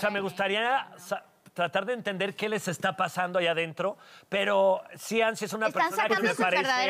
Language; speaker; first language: Spanish; native; Spanish